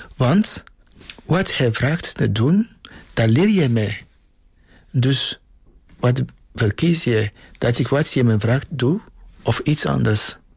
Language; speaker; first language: Dutch; non-native, fluent; Ewe